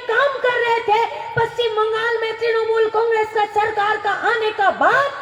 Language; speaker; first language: Hindi; non-native, local second language; Bangla